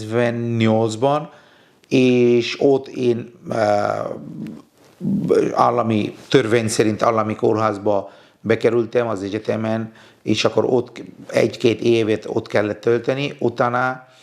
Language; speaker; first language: Hungarian; non-native, fluent; Bangla